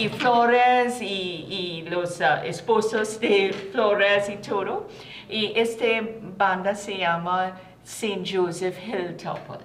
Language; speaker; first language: Spanish; non-native, learner; English